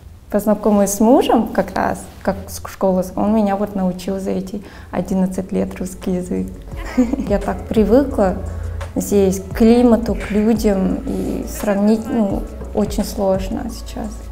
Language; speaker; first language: Russian; non-native, fluent; Vietnamese